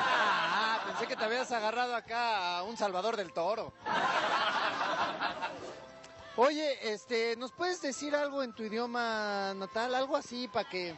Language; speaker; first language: Spanish; native; Spanish